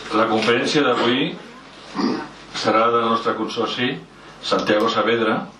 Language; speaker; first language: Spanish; non-native, local second language; Catalan